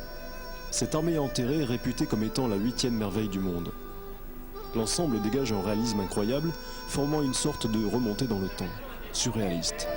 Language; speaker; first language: French; native; French